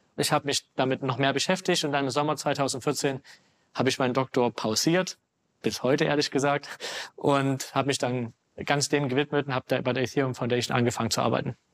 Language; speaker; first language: German; native; German